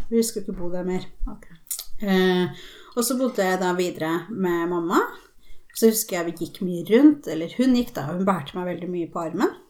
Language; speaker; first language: Norwegian; early bilingual, other home language; Spanish